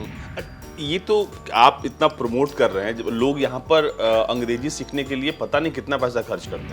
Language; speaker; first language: Hindi; native; Hindi